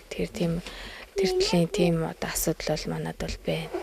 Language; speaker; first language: Mongolian; native; Mongolian